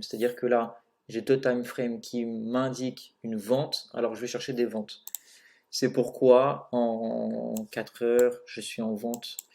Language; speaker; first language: French; native; French